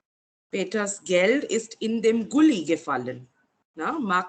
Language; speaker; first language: German; non-native, fluent; Marathi